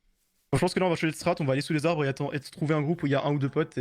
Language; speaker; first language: French; native; French